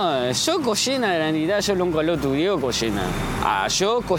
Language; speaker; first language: Spanish; non-native, learner; Chinese